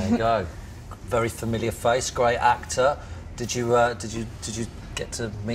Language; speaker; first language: English; native; English